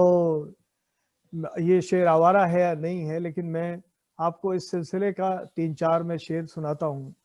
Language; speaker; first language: Hindi; native; Hindi